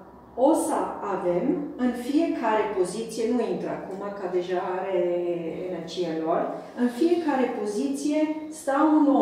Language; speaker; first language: Romanian; non-native, fluent; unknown